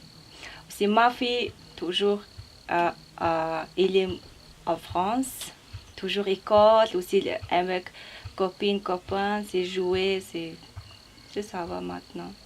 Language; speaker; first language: French; non-native, learner; Mongolian